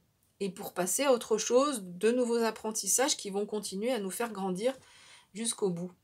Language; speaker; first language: French; native; French